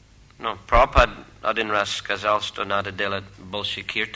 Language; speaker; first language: Russian; non-native, fluent; English